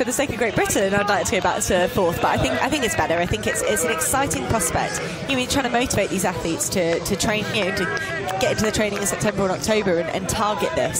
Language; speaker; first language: English; native; English